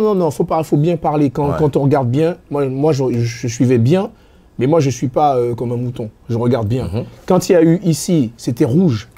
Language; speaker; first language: French; native; French